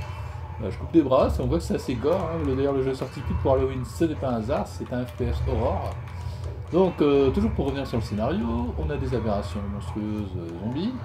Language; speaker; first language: French; native; French